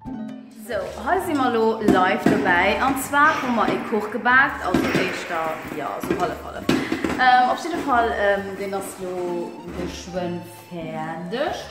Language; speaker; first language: German; non-native, learner; Luxembourgish